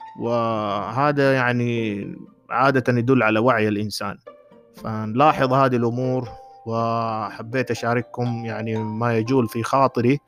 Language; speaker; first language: Arabic; native; Arabic